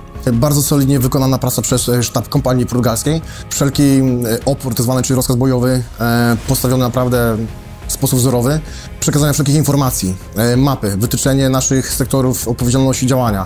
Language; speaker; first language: Polish; native; Polish